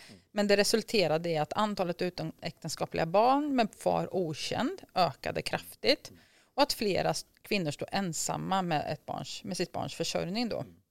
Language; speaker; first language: Swedish; native; Swedish